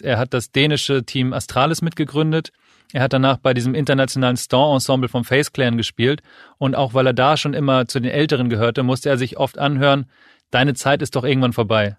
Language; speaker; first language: German; native; German